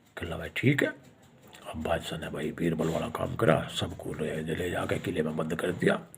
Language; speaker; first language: Hindi; native; Hindi